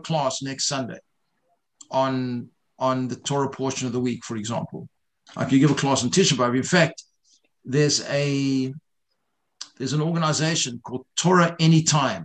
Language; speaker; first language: English; native; English